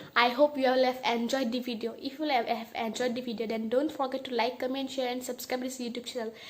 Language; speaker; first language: English; non-native, local second language; Assamese